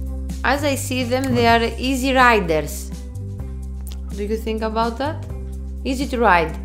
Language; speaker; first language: English; non-native, fluent; Greek